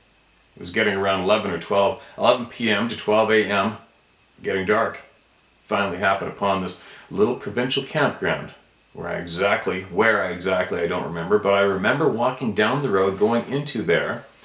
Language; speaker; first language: English; native; English